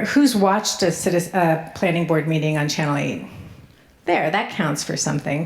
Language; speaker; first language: English; native; English